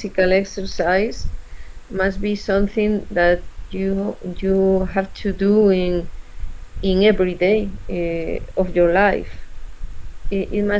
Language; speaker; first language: English; non-native, learner; Spanish